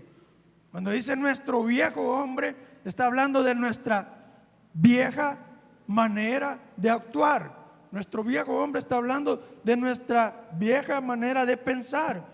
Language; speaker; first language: Spanish; native; Spanish